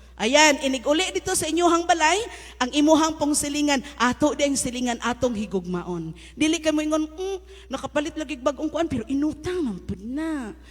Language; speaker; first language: Cebuano; native; Cebuano